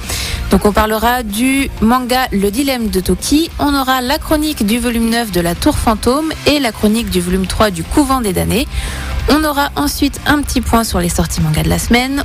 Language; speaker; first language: French; native; French